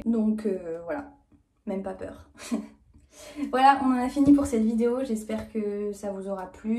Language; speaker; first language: French; native; French